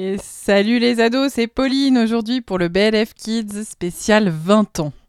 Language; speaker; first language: French; native; French